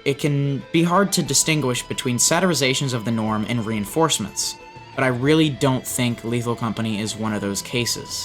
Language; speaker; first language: English; native; English